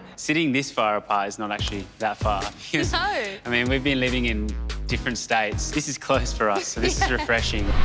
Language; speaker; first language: English; native; English